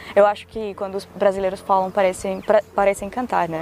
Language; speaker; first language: Portuguese; non-native, fluent; Macedonian